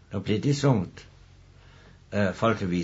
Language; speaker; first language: Danish; native; Danish